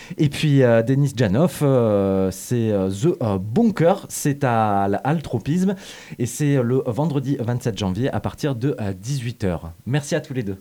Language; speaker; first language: French; native; French